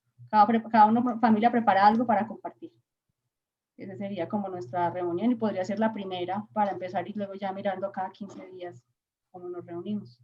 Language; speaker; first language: Spanish; native; Spanish